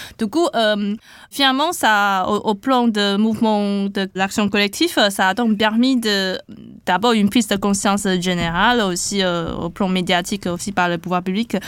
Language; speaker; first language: French; non-native, fluent; Chinese